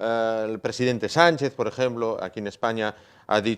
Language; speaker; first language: Spanish; native; Spanish